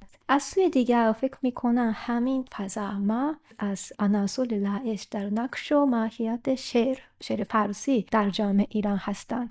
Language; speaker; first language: Persian; non-native, fluent; Japanese